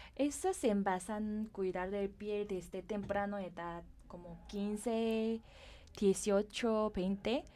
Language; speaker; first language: Spanish; non-native, fluent; Korean